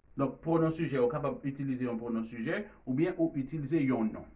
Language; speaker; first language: French; non-native, learner; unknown